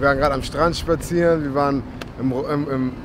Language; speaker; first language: German; native; German